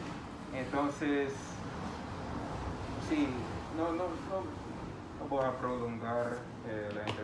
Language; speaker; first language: Spanish; non-native, fluent; English